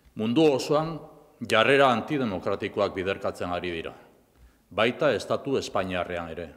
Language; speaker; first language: Basque; non-native, local second language; Spanish